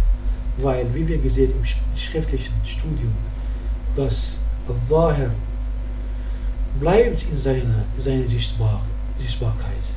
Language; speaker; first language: German; non-native, learner; Arabic